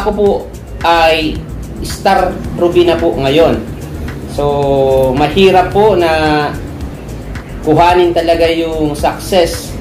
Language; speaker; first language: Filipino; non-native, local second language; Bikol